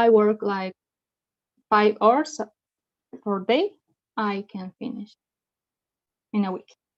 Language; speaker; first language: English; non-native, learner; Spanish